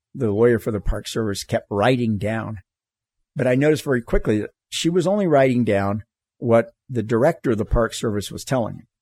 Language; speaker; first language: English; native; English